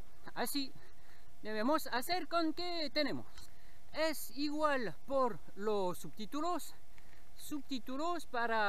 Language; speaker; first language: Spanish; non-native, learner; French